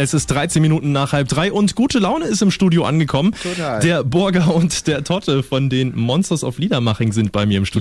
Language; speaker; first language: German; native; German